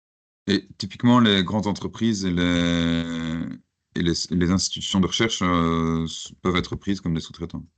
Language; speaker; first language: French; native; French